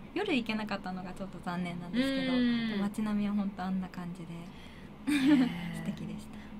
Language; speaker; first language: Japanese; native; Japanese